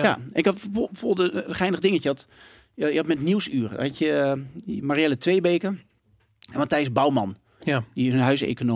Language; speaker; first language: Dutch; native; Dutch